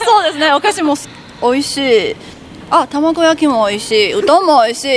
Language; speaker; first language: Japanese; non-native, learner; Chinese